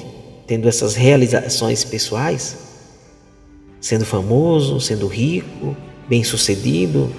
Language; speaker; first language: Portuguese; native; Portuguese